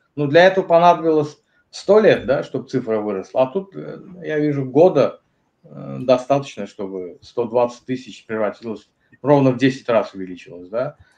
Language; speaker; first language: Russian; non-native, local second language; Azerbaijani